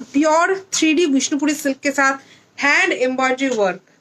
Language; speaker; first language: Hindi; non-native, local second language; Bangla